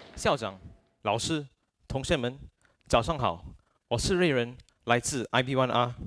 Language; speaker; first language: Chinese; non-native, local second language; English